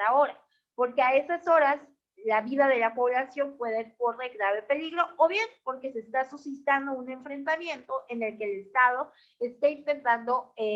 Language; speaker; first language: Spanish; native; Spanish